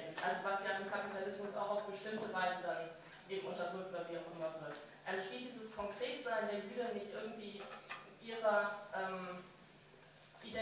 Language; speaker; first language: German; native; German